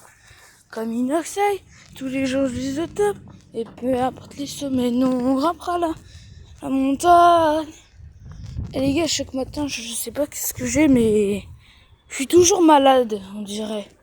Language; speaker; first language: French; early bilingual, other home language; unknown